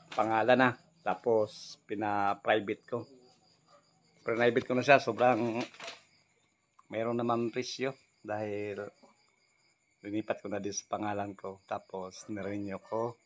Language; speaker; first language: Filipino; non-native, local second language; Bikol